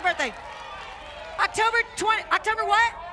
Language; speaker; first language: English; native; English